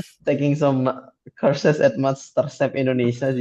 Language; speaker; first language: English; non-native, fluent; Indonesian